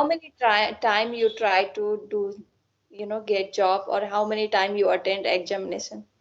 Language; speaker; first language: English; non-native, learner; Assamese